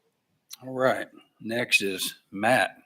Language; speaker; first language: English; native; English